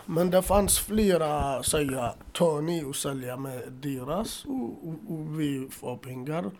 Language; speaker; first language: Swedish; non-native, learner; Assyrian Neo-Aramaic